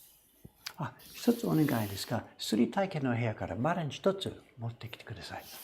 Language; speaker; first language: Japanese; non-native, fluent; English